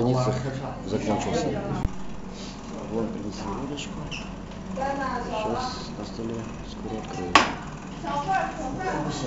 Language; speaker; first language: Russian; native; Russian